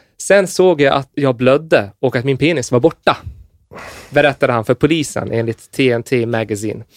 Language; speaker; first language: Swedish; native; Swedish